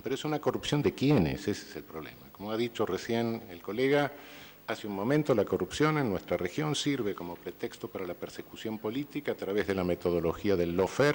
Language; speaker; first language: Spanish; native; Spanish